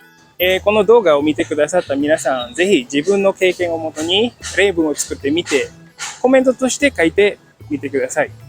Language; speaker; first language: Japanese; non-native, fluent; Indonesian